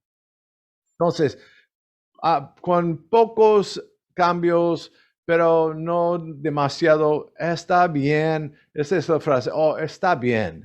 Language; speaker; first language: Spanish; non-native, learner; English